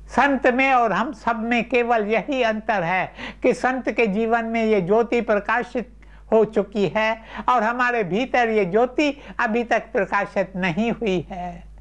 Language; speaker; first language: Urdu; non-native, local second language; Sindhi